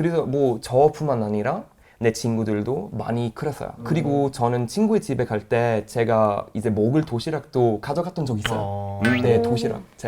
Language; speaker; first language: Korean; non-native, fluent; Swedish